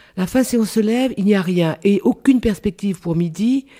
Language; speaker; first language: French; non-native, local second language; Réunion Creole French